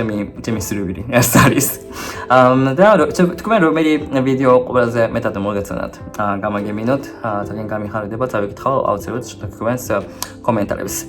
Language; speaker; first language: Georgian; non-native, fluent; Japanese